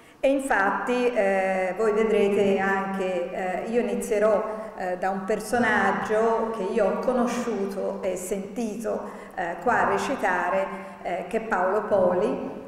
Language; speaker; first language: Italian; native; Italian